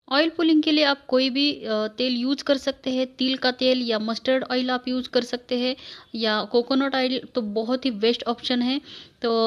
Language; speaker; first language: Hindi; non-native, local second language; Marathi